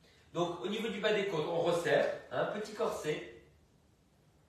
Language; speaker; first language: French; native; French